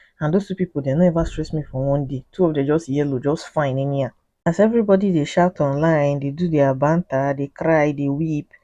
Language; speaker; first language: Nigerian Pidgin; native; Nigerian Pidgin